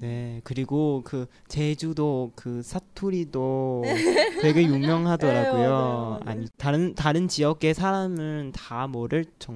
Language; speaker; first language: Korean; non-native, learner; Chinese